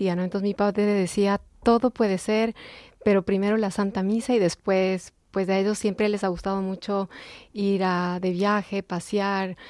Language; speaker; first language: Spanish; native; Spanish